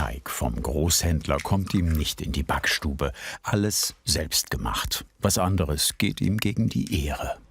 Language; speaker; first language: German; native; German